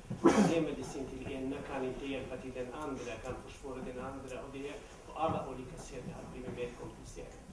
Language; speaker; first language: Swedish; non-native, local second language; Kurdish